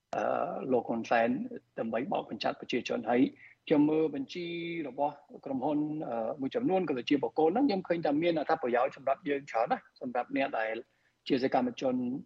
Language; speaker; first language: Khmer; non-native, fluent; Spanish